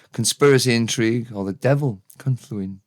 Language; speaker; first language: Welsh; non-native, learner; English